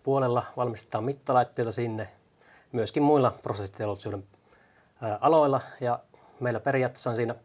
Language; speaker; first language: Finnish; native; Finnish